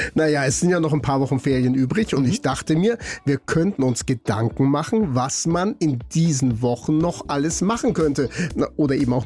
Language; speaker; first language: German; native; German